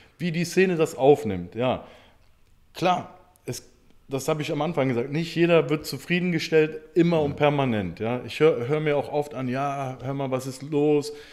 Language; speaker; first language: German; native; German